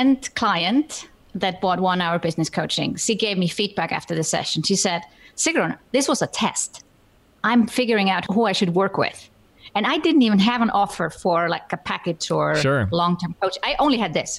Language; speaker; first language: English; non-native, fluent; Icelandic